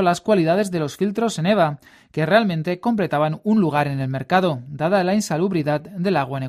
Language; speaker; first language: Spanish; non-native, learner; English